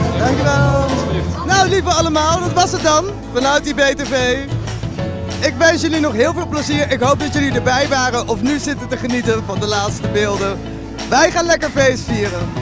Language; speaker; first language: Dutch; native; Dutch